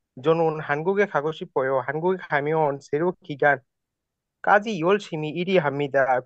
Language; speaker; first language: Korean; non-native, learner; Bangla